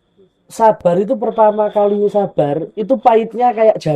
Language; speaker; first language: Indonesian; early bilingual, heritage; Indonesian